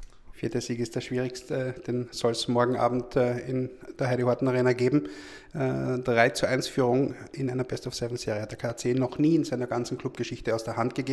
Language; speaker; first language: German; native; German